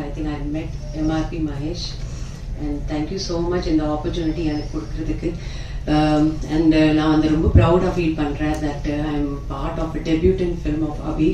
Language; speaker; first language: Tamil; non-native, fluent; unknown